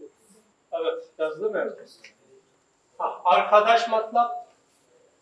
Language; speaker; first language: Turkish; non-native, fluent; Urdu